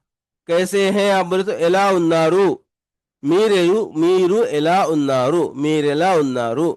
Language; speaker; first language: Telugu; non-native, local second language; Urdu